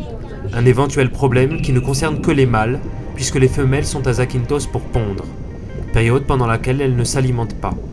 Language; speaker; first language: French; native; French